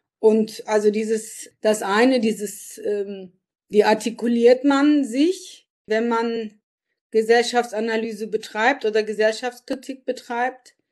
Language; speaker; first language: German; early bilingual, other home language; Turkish